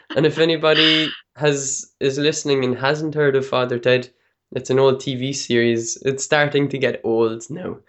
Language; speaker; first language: English; native; English